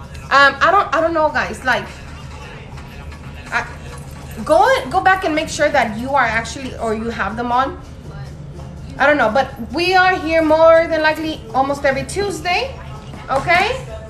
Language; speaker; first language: English; early bilingual, other home language; Spanish